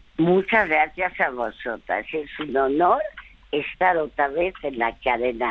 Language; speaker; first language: Spanish; early bilingual, other home language; French